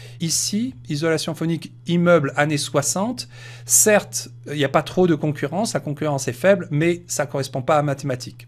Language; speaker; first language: French; native; French